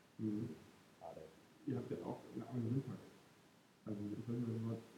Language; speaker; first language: German; non-native, learner; Japanese